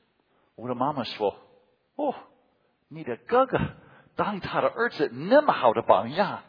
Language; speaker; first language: Chinese; non-native, fluent; English